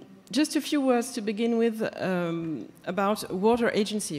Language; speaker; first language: English; non-native, fluent; French